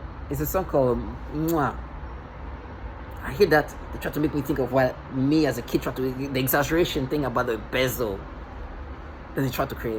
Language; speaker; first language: English; non-native, fluent; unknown